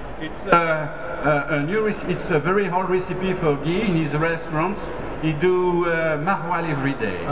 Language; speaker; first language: English; non-native, fluent; French